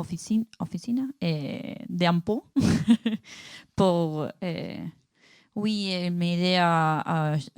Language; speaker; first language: French; non-native, learner; Spanish